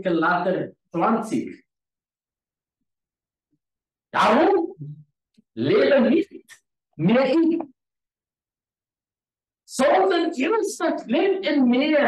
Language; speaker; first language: German; non-native, learner; Afrikaans